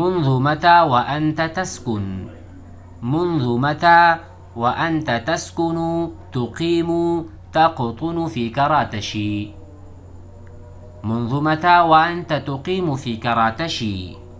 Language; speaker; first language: Arabic; non-native, fluent; Urdu